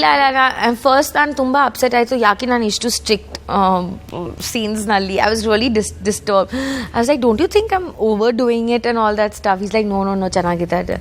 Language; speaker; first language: Kannada; non-native, learner; Punjabi